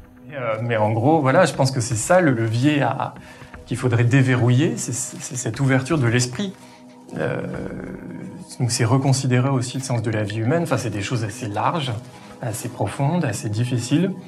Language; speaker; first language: French; native; French